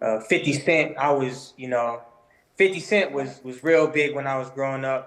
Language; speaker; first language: English; native; English